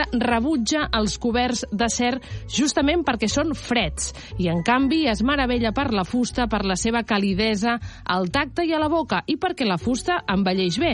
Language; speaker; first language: Catalan; native; Catalan